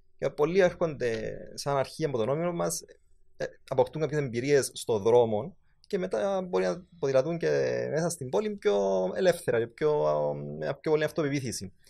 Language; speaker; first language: Greek; native; Greek